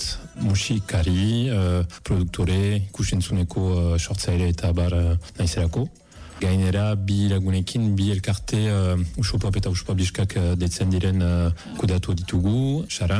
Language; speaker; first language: Basque; non-native, fluent; Italian